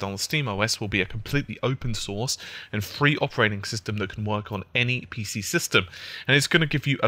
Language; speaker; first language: English; native; English